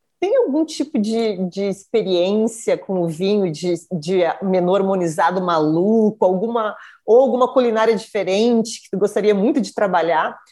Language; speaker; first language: Portuguese; native; Portuguese